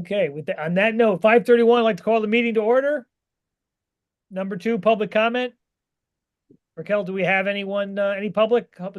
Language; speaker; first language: English; native; English